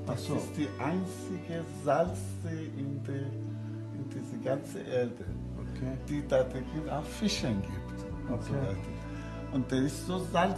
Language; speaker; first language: German; non-native, learner; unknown